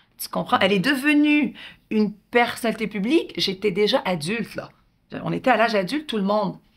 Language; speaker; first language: French; native; French